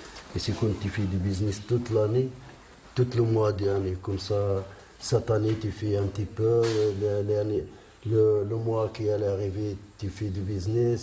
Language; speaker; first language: French; non-native, learner; Arabic